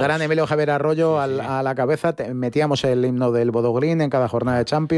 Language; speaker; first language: Spanish; native; Spanish